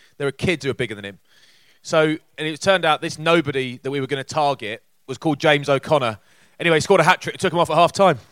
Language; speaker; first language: English; native; English